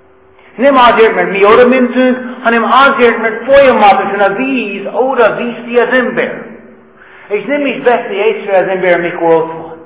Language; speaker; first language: Hungarian; non-native, fluent; English